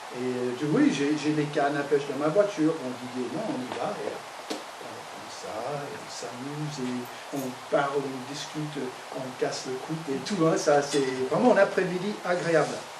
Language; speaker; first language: French; non-native, fluent; English